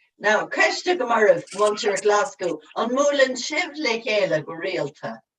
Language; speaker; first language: Irish; non-native, local second language; English